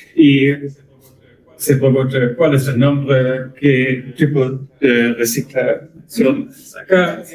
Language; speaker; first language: Spanish; non-native, learner; German